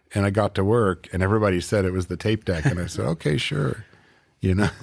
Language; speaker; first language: English; native; English